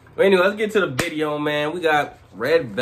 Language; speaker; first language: English; native; English